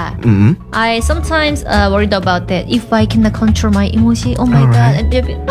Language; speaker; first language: English; non-native, learner; Korean